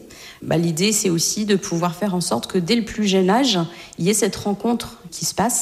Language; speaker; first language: French; native; French